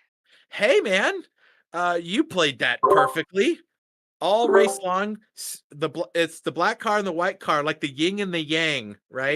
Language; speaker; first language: English; native; English